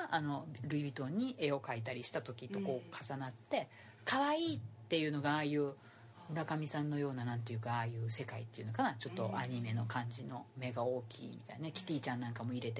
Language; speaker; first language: Japanese; native; Japanese